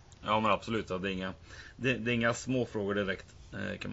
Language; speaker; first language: Swedish; native; Swedish